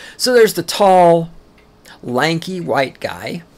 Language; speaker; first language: English; native; English